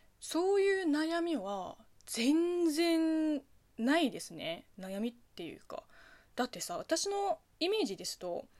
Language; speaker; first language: Japanese; non-native, fluent; Chinese